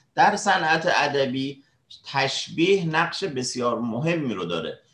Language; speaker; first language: Persian; native; Persian